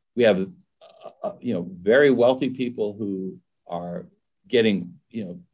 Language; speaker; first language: English; native; English